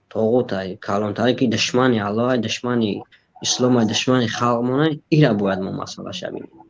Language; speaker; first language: Tajik; native; Tajik